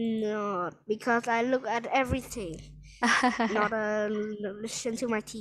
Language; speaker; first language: English; non-native, learner; Vietnamese